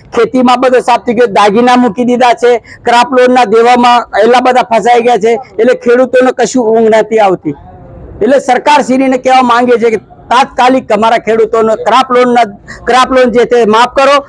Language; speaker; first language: Gujarati; native; Gujarati